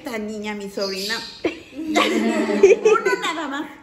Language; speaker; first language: Spanish; native; Spanish